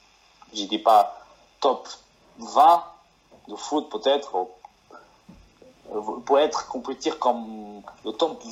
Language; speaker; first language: French; non-native, fluent; Portuguese